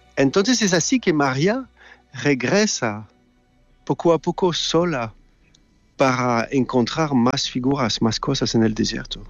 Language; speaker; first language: Spanish; non-native, learner; French